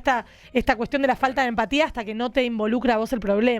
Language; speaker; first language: Spanish; native; Spanish